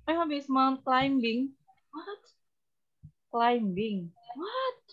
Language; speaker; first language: English; non-native, fluent; Indonesian